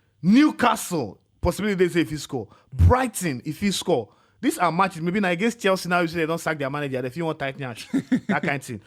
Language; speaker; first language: Nigerian Pidgin; non-native, local second language; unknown